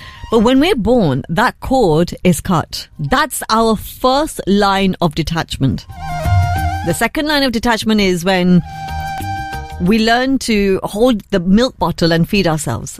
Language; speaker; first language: English; early bilingual, other home language; Hindi